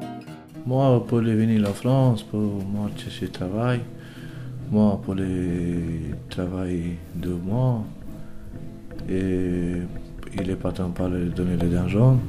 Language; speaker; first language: French; non-native, learner; Romanian